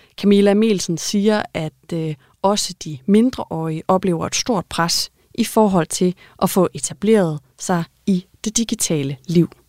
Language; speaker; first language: Danish; native; Danish